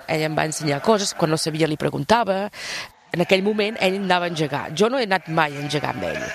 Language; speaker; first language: Catalan; non-native, local second language; French